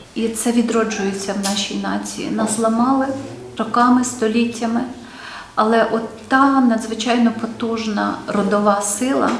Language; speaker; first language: Ukrainian; native; Ukrainian